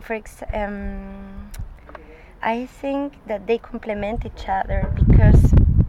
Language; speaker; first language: English; non-native, fluent; Spanish